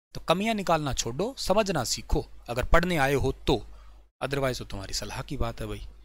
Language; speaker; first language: Hindi; native; Hindi